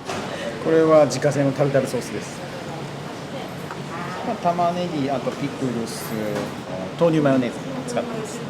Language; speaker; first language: Japanese; native; Japanese